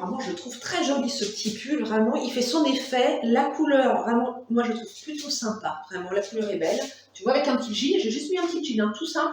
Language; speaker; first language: French; native; French